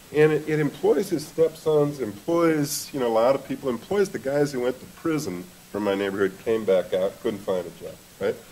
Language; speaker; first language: English; native; English